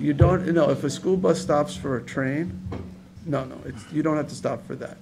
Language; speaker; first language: English; native; English